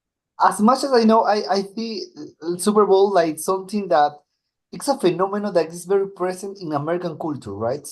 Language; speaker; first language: English; non-native, learner; Spanish